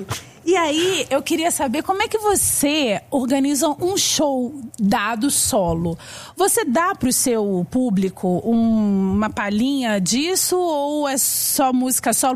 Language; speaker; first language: Portuguese; native; Portuguese